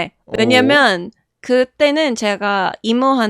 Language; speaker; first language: Korean; non-native, fluent; English